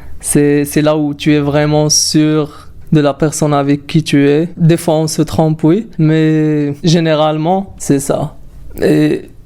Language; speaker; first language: French; non-native, local second language; Arabic